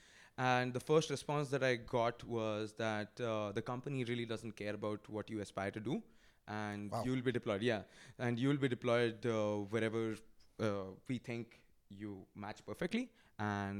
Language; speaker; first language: English; non-native, local second language; Odia